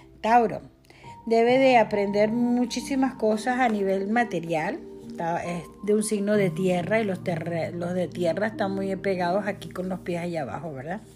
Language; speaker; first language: Spanish; native; Spanish